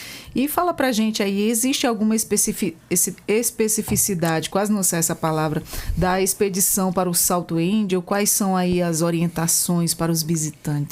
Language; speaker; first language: Portuguese; native; Portuguese